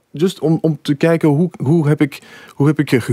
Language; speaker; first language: Dutch; non-native, fluent; English